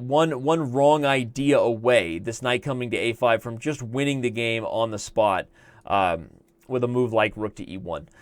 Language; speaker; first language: English; native; English